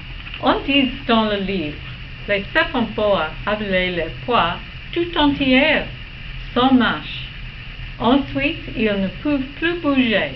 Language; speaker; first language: French; non-native, learner; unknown